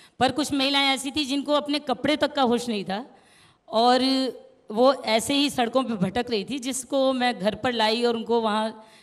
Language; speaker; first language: Hindi; native; Hindi